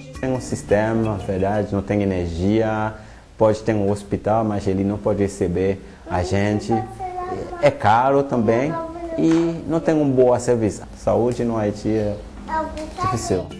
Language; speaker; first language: Portuguese; non-native, learner; Haitian Creole